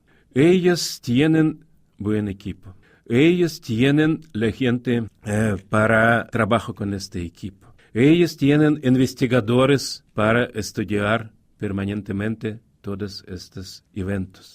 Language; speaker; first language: Spanish; non-native, fluent; Russian